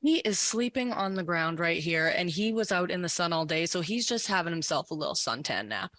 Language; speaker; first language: English; native; English